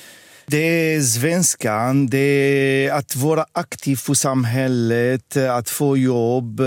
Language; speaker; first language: Swedish; non-native, fluent; Arabic